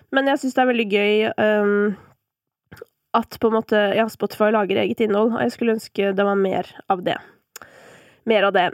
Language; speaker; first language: Norwegian; native; Norwegian